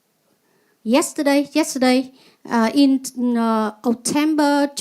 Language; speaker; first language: English; non-native, learner; Vietnamese